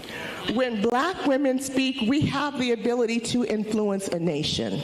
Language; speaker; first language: English; native; English